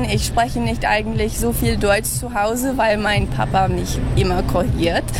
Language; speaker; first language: German; early bilingual, heritage; English